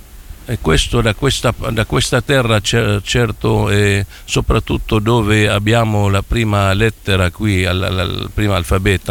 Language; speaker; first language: Italian; non-native, fluent; Arabic